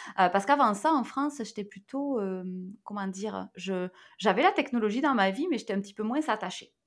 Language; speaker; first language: French; native; French